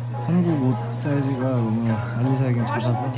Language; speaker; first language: Korean; non-native, learner; Russian